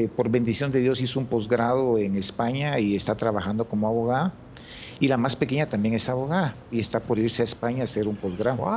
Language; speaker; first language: Spanish; native; Spanish